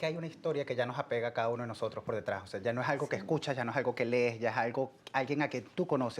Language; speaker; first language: Spanish; native; Spanish